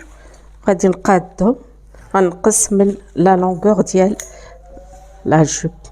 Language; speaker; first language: Arabic; native; Arabic